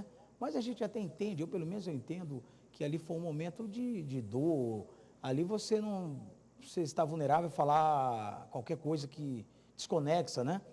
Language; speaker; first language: Portuguese; native; Portuguese